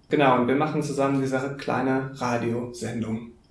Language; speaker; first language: German; native; German